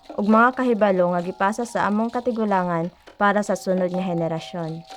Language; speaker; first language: Cebuano; non-native, local second language; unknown